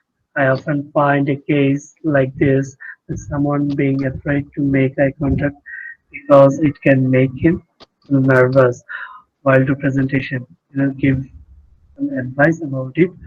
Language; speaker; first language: English; non-native, fluent; Bangla